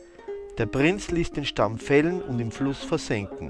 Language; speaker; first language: German; native; German